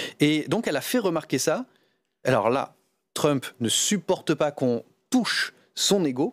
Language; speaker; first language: French; native; French